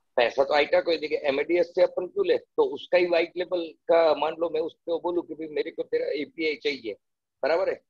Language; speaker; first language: Hindi; non-native, local second language; Gujarati